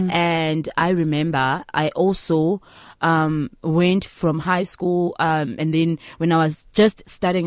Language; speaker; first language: English; non-native, local second language; Xhosa